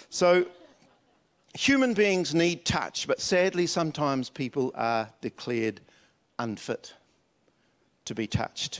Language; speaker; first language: English; native; English